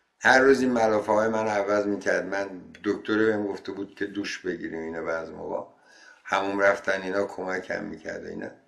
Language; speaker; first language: Persian; non-native, local second language; Azerbaijani